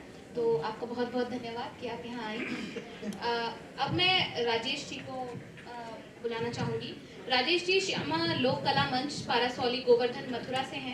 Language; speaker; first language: Hindi; native; Hindi